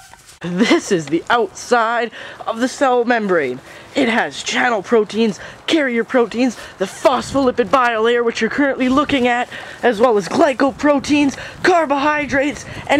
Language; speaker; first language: English; native; English